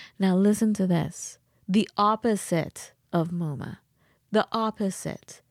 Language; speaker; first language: English; early bilingual, other home language; Persian